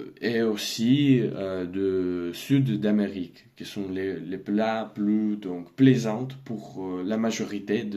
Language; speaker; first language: French; non-native, learner; Russian